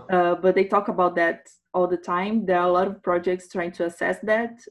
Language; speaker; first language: English; non-native, fluent; Portuguese